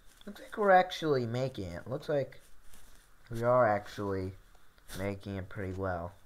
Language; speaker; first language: English; native; English